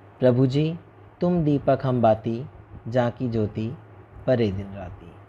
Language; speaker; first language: Hindi; native; Hindi